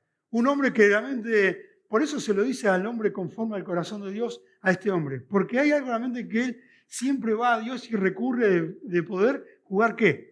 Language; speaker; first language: Spanish; native; Spanish